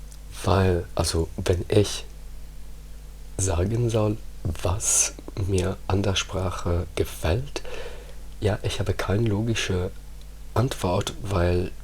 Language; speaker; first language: German; non-native, fluent; Italian